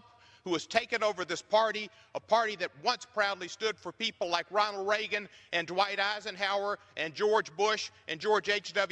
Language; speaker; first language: English; native; English